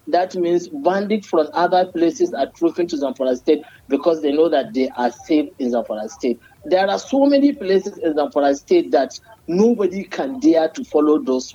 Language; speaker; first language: English; non-native, local second language; Hausa